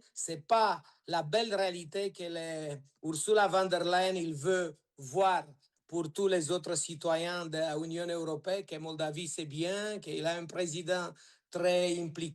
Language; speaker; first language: French; non-native, learner; Romanian